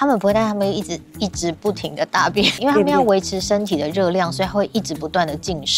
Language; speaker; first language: Chinese; native; Chinese